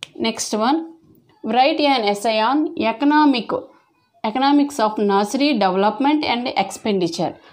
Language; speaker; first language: English; non-native, local second language; Telugu